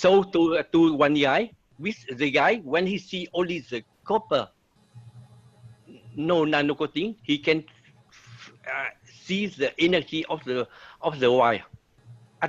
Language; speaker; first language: English; non-native, learner; Vietnamese